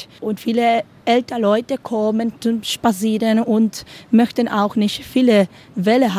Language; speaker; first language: German; non-native, learner; Spanish